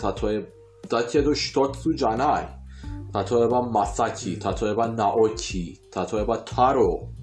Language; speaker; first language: Japanese; non-native, fluent; Persian